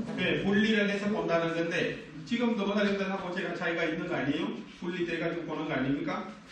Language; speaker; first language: Korean; non-native, fluent; Sinhala